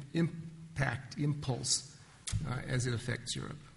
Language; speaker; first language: English; native; English